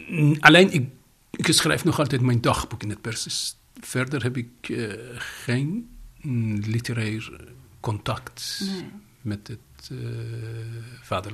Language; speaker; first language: Dutch; non-native, fluent; Persian